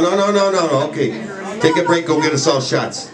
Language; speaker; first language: English; native; English